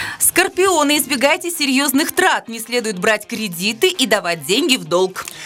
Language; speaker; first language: Russian; native; Russian